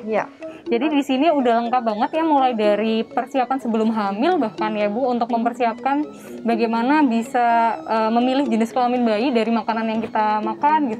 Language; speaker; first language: Indonesian; native; Indonesian